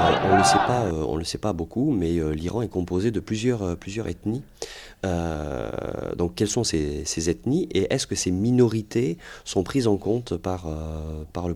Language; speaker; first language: French; native; French